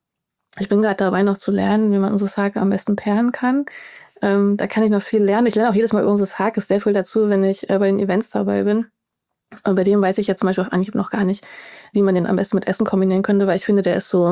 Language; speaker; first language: German; native; German